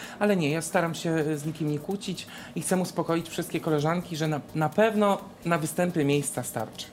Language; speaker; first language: Polish; native; Polish